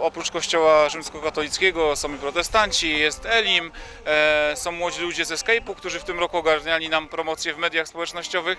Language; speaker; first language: Polish; native; Polish